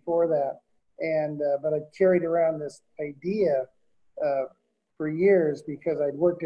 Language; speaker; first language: English; native; English